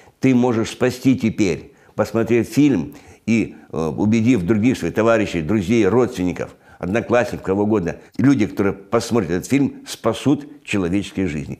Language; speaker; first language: Russian; native; Russian